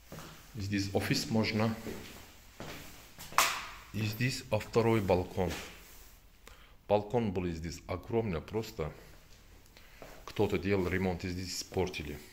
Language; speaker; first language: Russian; non-native, learner; Turkish